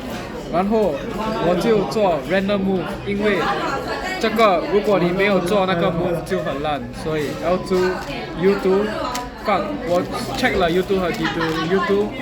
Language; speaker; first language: Chinese; non-native, learner; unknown